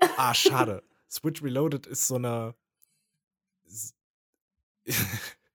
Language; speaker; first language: German; native; German